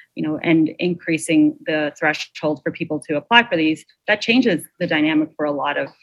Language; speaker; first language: English; native; English